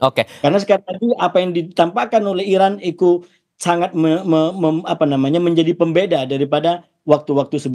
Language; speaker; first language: Indonesian; native; Indonesian